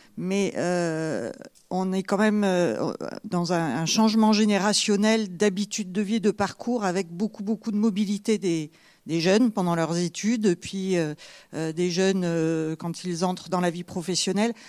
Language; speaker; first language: French; native; French